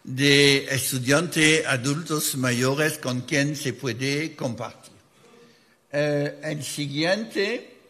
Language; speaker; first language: Spanish; non-native, fluent; French